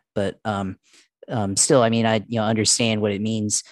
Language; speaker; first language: English; early bilingual, other home language; Filipino